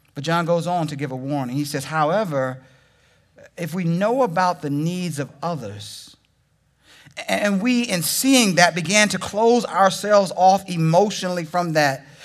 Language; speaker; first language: English; native; English